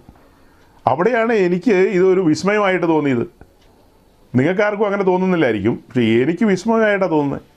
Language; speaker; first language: Malayalam; native; Malayalam